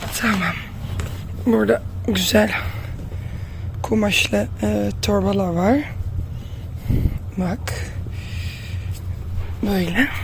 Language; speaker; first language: Turkish; non-native, fluent; Dutch